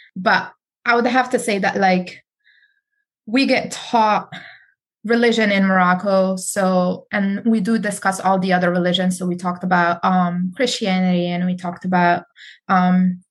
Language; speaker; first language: English; non-native, fluent; Arabic